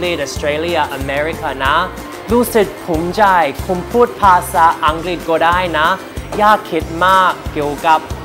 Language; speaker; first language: Thai; non-native, learner; English